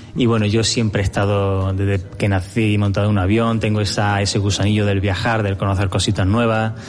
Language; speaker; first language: Spanish; native; Spanish